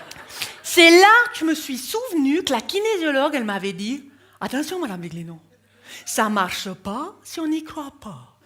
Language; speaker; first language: French; native; French